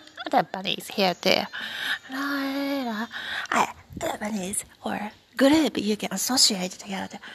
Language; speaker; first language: English; non-native, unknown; Japanese